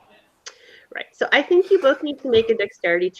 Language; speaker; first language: English; native; English